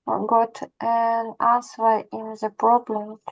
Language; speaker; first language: English; non-native, learner; Russian